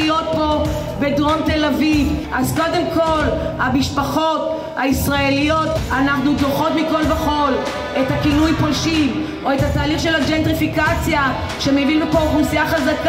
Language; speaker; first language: Hebrew; native; Hebrew